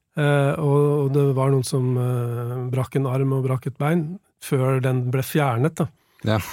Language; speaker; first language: Norwegian; native; Norwegian